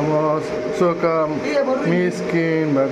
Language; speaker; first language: Indonesian; non-native, learner; English